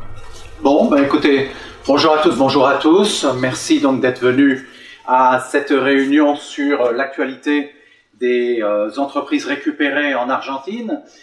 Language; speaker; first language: French; native; French